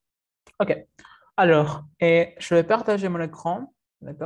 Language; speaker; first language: French; non-native, fluent; Spanish